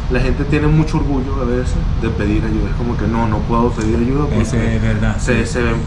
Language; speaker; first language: Spanish; native; Spanish